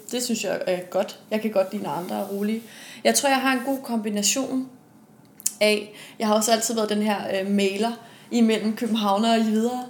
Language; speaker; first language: Danish; native; Danish